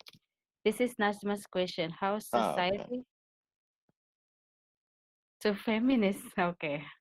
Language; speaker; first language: English; non-native, fluent; Indonesian